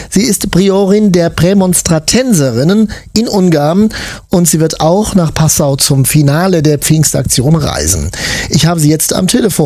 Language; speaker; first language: German; native; German